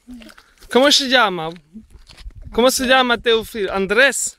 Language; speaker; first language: Portuguese; non-native, learner; Spanish